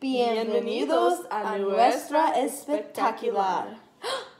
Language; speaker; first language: Spanish; non-native, learner; English